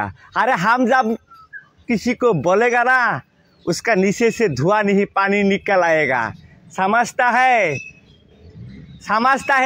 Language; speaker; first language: Hindi; non-native, local second language; Bangla